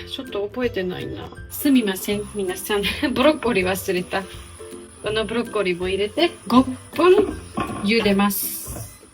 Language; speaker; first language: Japanese; non-native, fluent; Georgian